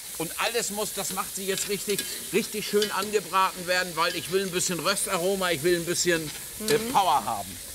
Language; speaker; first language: German; native; German